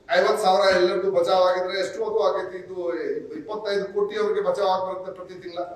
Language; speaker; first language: Kannada; non-native, fluent; Hindi